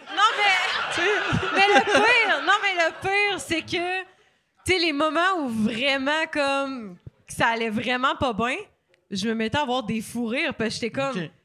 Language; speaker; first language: French; native; French